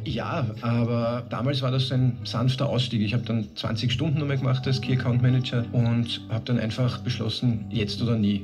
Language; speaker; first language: German; native; German